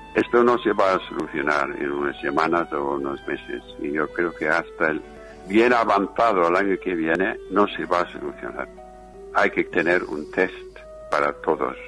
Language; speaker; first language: Spanish; non-native, fluent; English